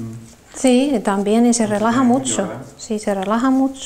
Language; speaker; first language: Spanish; non-native, learner; Finnish